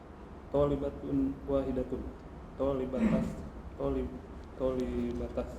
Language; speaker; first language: Arabic; non-native, learner; Indonesian